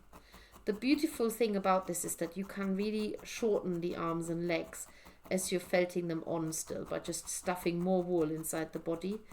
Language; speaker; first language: English; native; English